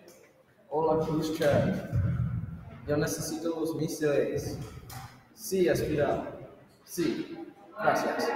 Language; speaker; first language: Spanish; non-native, learner; English